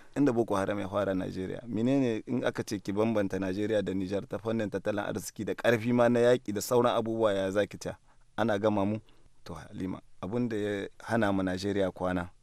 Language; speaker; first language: Hausa; native; Hausa